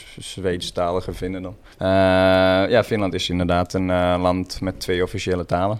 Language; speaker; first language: Dutch; non-native, fluent; Swedish